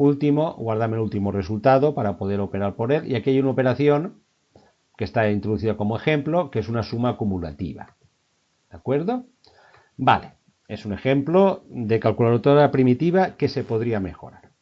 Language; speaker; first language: Spanish; native; Spanish